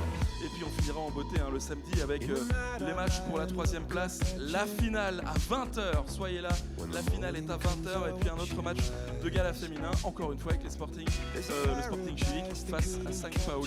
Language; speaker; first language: French; native; French